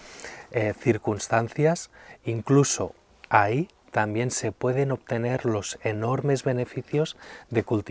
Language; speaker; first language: Spanish; native; Spanish